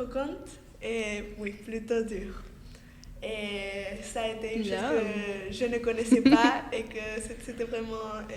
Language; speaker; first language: French; non-native, fluent; Spanish